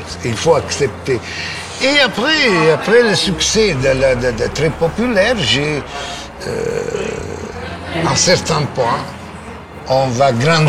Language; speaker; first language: French; non-native, fluent; Italian